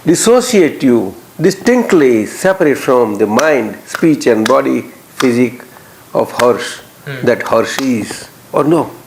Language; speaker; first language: English; non-native, local second language; Gujarati